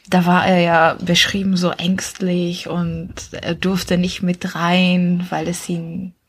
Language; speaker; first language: German; non-native, fluent; Czech